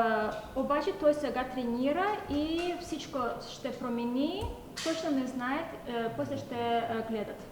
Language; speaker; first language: Bulgarian; non-native, learner; Azerbaijani